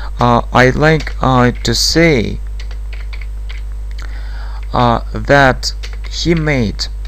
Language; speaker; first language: English; non-native, fluent; Russian